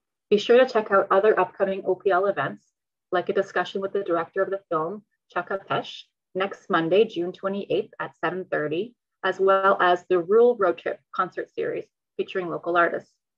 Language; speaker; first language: English; native; English